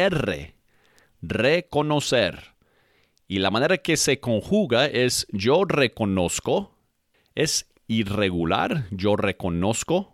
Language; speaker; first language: Spanish; non-native, fluent; English